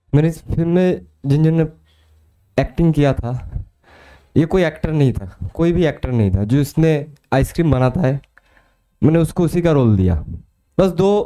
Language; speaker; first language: Hindi; non-native, local second language; Bangla